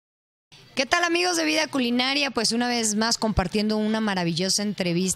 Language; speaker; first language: Spanish; native; Spanish